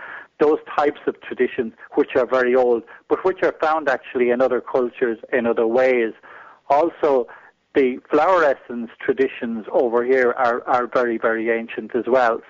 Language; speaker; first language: English; native; English